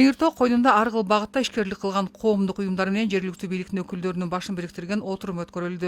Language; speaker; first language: Kyrgyz; native; Kyrgyz